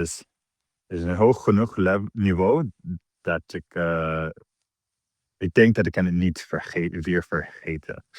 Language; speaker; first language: Dutch; non-native, learner; English